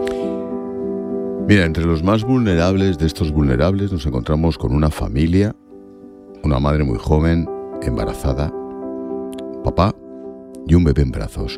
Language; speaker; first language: Spanish; native; Spanish